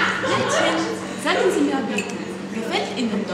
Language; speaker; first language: German; non-native, learner; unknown